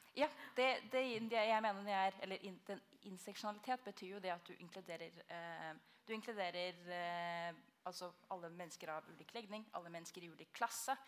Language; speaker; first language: Norwegian; early bilingual, other home language; Albanian